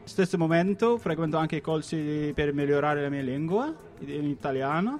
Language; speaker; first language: Italian; non-native, learner; Turkmen